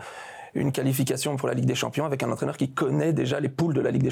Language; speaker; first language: French; native; French